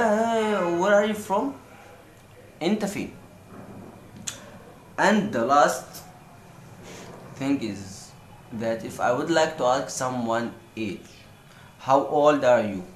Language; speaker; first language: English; non-native, fluent; Arabic